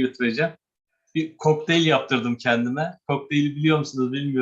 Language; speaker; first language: Turkish; native; Turkish